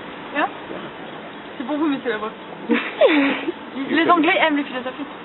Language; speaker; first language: French; native; French